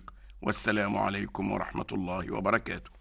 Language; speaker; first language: Arabic; native; Arabic